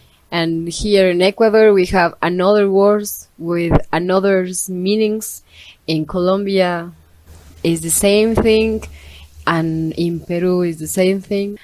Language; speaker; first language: English; non-native, learner; Spanish